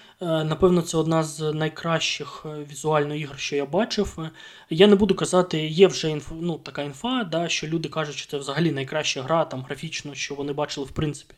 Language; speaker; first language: Ukrainian; non-native, local second language; Russian